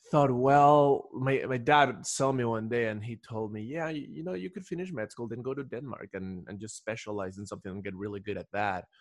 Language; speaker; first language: English; non-native, fluent; Spanish